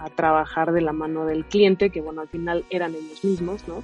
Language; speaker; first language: Spanish; native; Spanish